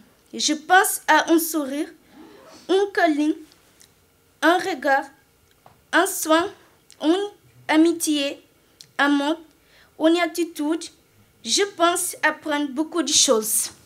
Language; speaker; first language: French; non-native, learner; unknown